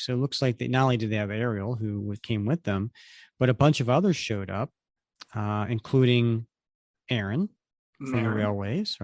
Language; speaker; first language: English; native; English